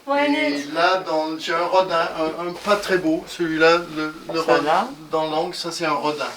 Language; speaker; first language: French; native; French